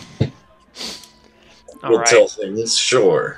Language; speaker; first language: English; native; English